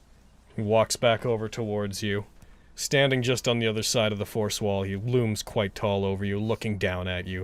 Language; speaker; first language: English; native; English